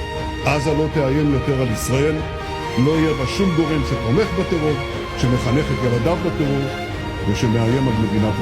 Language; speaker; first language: Hebrew; native; Hebrew